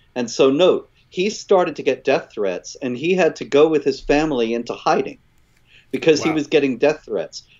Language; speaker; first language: English; native; English